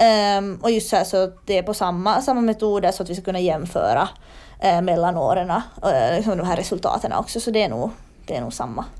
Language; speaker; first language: Swedish; native; Swedish